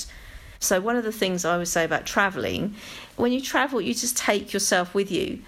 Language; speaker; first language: English; native; English